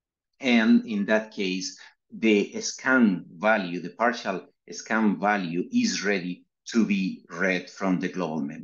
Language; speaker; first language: English; non-native, fluent; Spanish